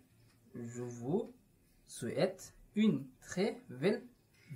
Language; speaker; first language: French; non-native, learner; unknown